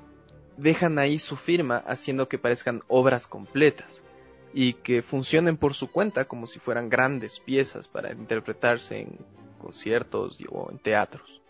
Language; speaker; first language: Spanish; native; Spanish